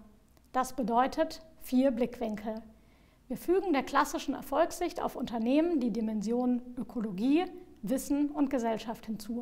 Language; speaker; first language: German; native; German